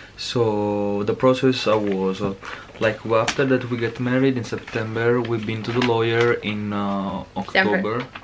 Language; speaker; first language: English; non-native, learner; Italian